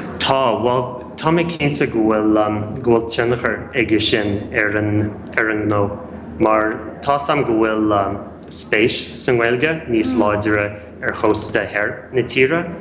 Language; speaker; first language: Irish; non-native, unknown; English